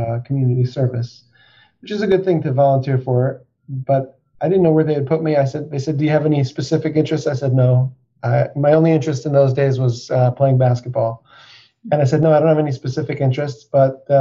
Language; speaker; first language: English; native; English